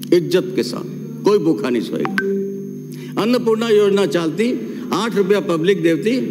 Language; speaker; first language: Hindi; native; Hindi